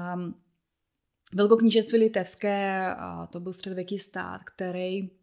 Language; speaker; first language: Czech; non-native, fluent; Russian